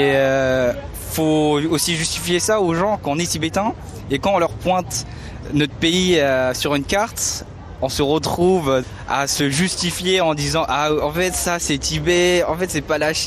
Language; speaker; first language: French; early bilingual, other home language; Tibetan